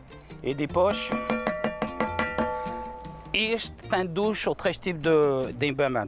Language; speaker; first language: Portuguese; non-native, fluent; French